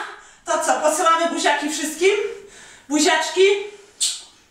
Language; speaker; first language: Polish; native; Polish